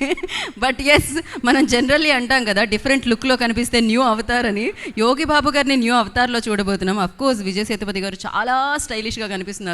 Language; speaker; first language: Telugu; native; Telugu